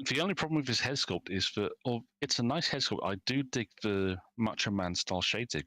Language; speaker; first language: English; native; English